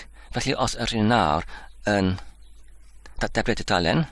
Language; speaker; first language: Welsh; non-native, learner; Polish